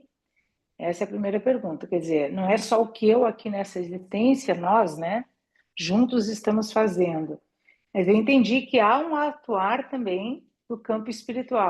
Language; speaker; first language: Portuguese; native; Portuguese